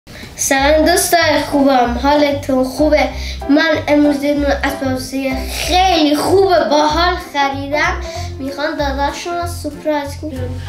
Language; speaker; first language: Persian; early bilingual, heritage; Persian